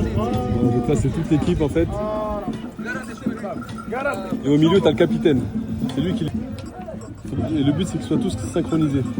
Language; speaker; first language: French; native; French